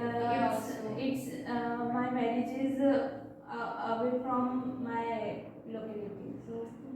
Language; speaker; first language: English; non-native, learner; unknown